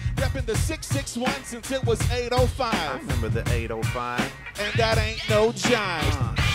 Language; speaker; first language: English; native; English